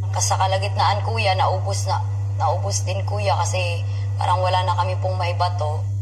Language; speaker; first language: Filipino; native; Filipino